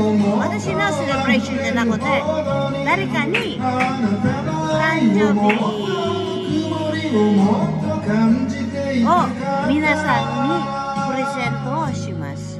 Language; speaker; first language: Japanese; non-native, fluent; Filipino